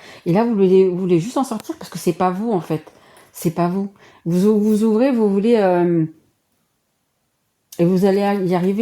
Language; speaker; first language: French; native; French